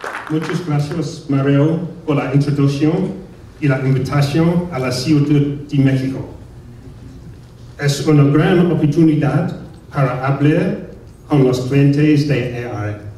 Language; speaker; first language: Spanish; non-native, learner; English